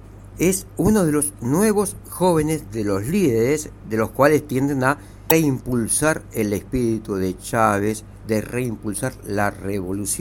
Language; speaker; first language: Spanish; native; Spanish